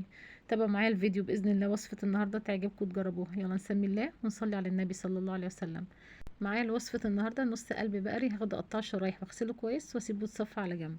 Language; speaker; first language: Arabic; native; Arabic